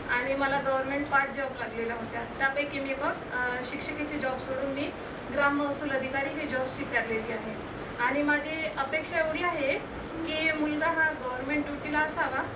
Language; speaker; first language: Marathi; native; Marathi